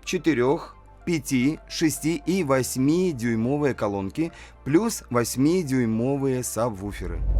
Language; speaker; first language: Russian; native; Russian